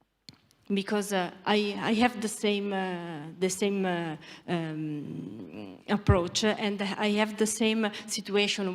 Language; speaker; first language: English; non-native, learner; Italian